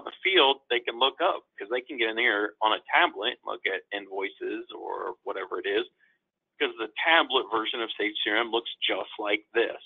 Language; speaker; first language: English; native; English